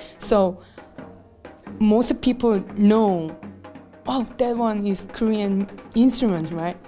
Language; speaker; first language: English; non-native, learner; Korean